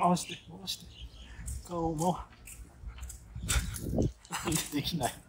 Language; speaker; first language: Japanese; non-native, fluent; Thai